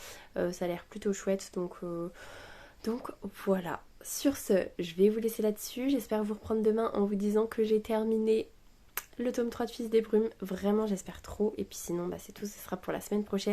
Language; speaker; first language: French; native; French